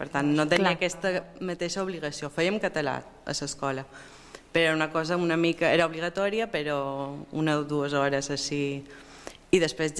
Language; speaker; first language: Catalan; early bilingual, other home language; French